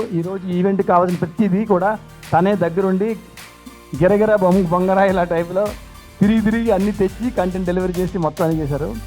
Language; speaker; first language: Telugu; native; Telugu